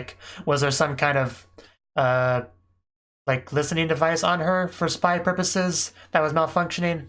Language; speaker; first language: English; native; English